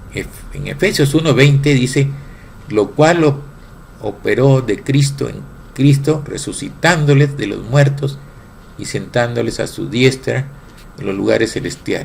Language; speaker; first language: Spanish; native; Spanish